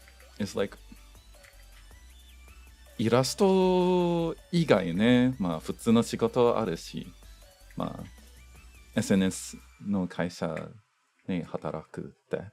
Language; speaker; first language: Japanese; non-native, learner; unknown